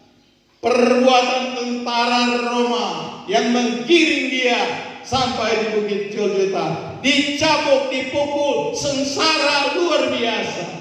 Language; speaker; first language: Malay; native; Malay